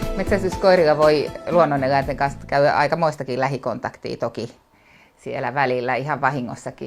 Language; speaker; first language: Finnish; native; Finnish